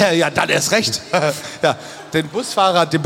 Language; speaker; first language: German; native; German